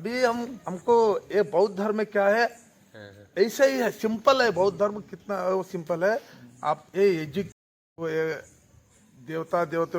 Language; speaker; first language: Hindi; non-native, local second language; Kannada